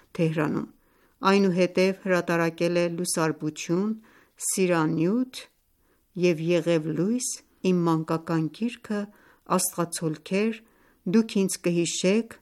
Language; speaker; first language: Armenian; early bilingual, heritage; Armenian